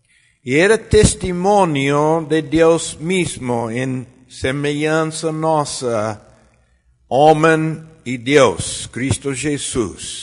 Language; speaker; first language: Portuguese; non-native, fluent; Spanish